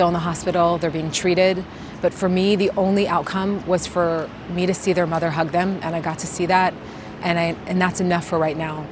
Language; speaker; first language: English; native; English